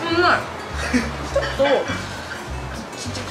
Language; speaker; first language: Japanese; native; Japanese